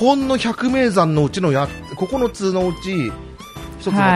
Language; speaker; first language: Japanese; native; Japanese